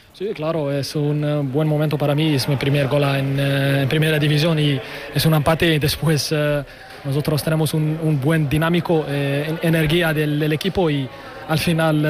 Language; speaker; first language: Spanish; non-native, learner; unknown